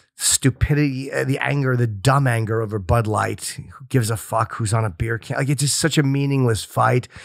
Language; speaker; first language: English; native; English